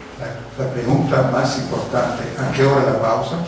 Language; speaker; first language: Spanish; non-native, learner; Italian